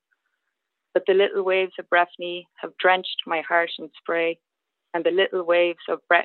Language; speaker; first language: English; native; English